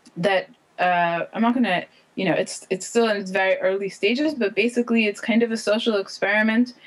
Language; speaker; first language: English; native; English